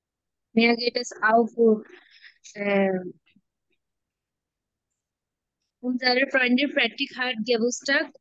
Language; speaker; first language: German; non-native, learner; Bangla